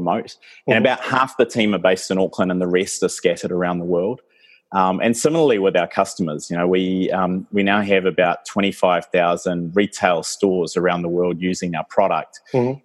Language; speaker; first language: English; native; English